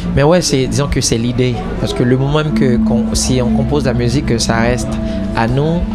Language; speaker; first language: French; non-native, local second language; Haitian Creole